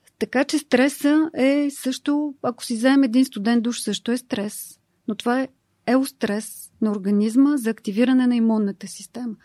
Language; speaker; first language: Bulgarian; native; Bulgarian